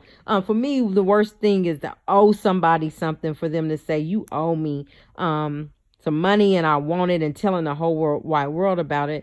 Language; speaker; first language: English; native; English